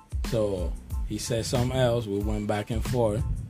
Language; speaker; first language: English; non-native, fluent; Spanish